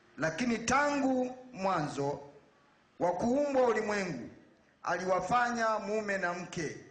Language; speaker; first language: Swahili; native; Swahili